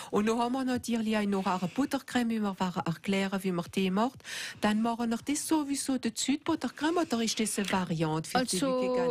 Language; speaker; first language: German; native; German